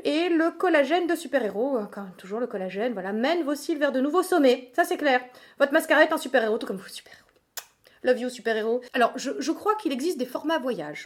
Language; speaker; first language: French; native; French